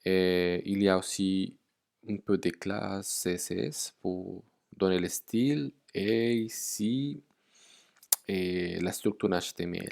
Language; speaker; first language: French; non-native, fluent; Spanish